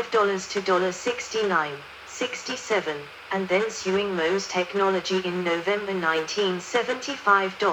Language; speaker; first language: English; non-native, learner; Danish